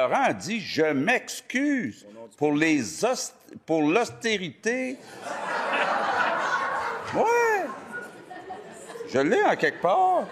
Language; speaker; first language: French; native; French